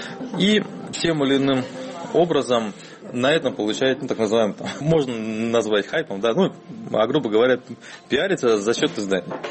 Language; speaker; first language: Russian; native; Russian